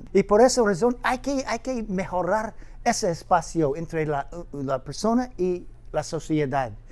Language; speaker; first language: Spanish; non-native, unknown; English